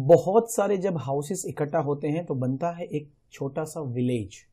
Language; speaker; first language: Hindi; non-native, local second language; Gujarati